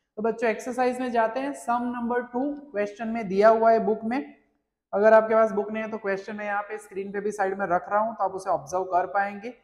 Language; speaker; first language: Hindi; non-native, local second language; Gujarati